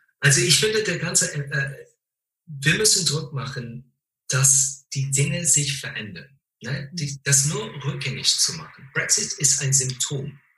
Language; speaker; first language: German; non-native, fluent; English